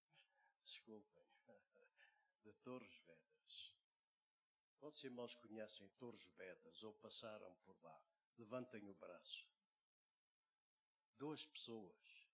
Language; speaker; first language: Portuguese; native; Portuguese